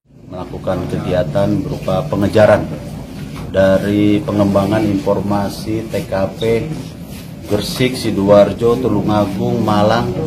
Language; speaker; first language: Indonesian; native; Indonesian